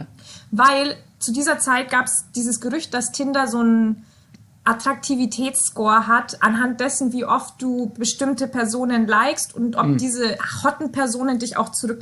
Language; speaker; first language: German; native; German